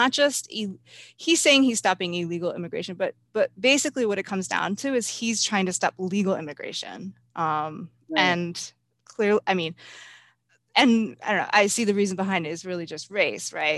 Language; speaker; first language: English; native; English